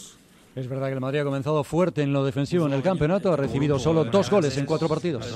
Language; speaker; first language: Spanish; native; Spanish